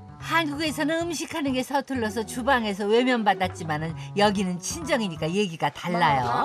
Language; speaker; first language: Korean; native; Korean